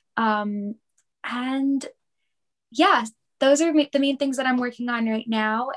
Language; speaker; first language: English; native; English